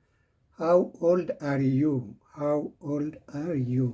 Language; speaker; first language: English; non-native, fluent; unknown